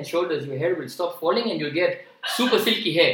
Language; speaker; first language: English; non-native, local second language; Gujarati